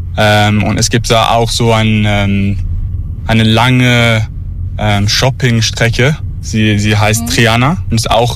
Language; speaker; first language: German; non-native, learner; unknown